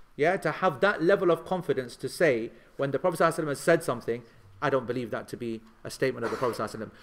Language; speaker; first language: English; native; English